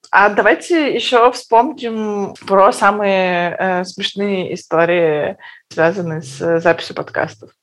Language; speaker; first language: Russian; native; Russian